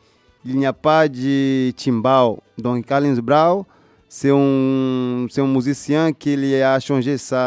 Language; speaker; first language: French; non-native, learner; Portuguese